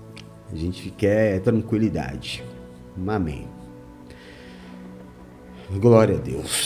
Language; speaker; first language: Portuguese; native; Portuguese